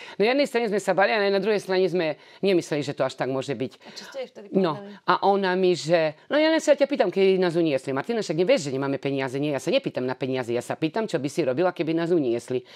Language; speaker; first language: Slovak; native; Slovak